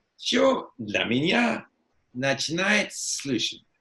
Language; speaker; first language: Russian; non-native, fluent; English